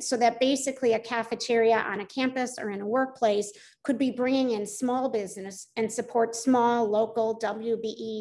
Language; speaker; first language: English; native; English